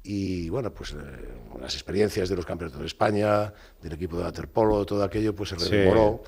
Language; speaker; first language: Spanish; native; Spanish